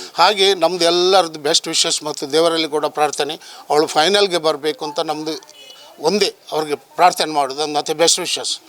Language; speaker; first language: Kannada; non-native, local second language; Tulu